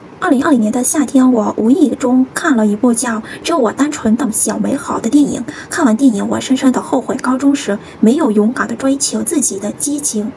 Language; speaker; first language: Chinese; non-native, fluent; Vietnamese